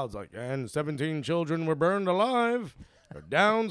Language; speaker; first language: English; early bilingual, other home language; Spanish